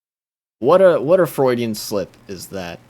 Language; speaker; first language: English; native; English